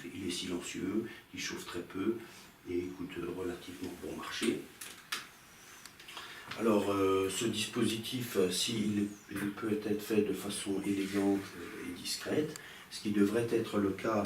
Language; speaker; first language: French; native; French